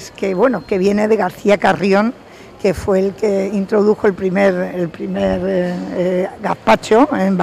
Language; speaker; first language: Spanish; native; Spanish